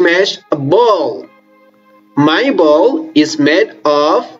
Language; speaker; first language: English; non-native, learner; Indonesian